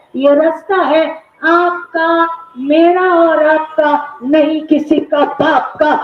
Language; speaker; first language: Hindi; non-native, local second language; Bangla